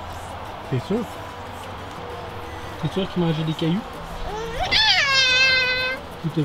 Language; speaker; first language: French; native; French